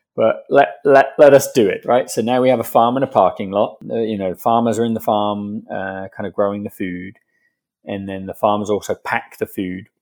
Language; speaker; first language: English; native; English